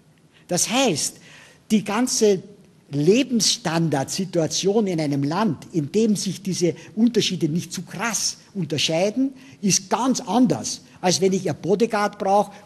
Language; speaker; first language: German; native; German